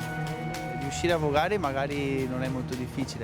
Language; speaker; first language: Italian; native; Italian